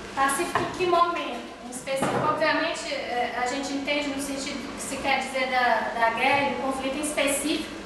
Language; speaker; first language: Portuguese; native; Portuguese